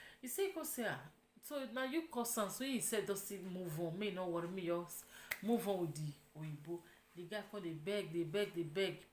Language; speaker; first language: Nigerian Pidgin; non-native, local second language; Yoruba